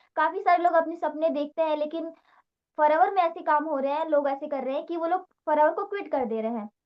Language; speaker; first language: Hindi; native; Hindi